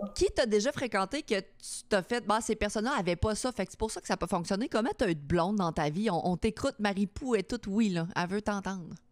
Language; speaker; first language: French; native; French